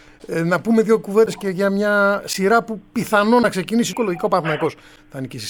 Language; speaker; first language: Greek; native; Greek